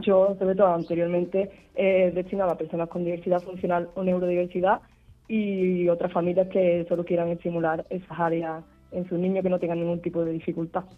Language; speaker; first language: Spanish; native; Spanish